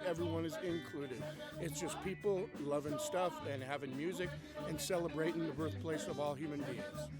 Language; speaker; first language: English; native; English